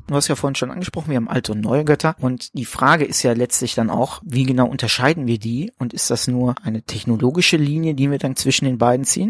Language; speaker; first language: German; native; German